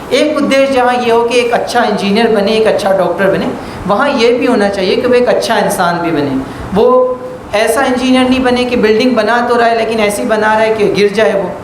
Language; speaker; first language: Hindi; native; Hindi